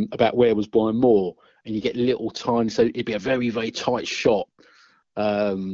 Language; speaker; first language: English; native; English